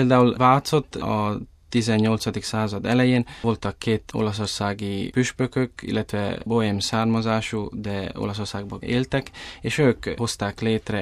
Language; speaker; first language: Hungarian; early bilingual, heritage; Italian